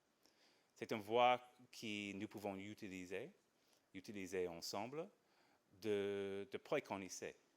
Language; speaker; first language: French; non-native, fluent; English